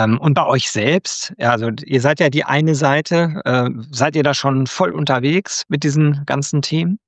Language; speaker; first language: German; native; German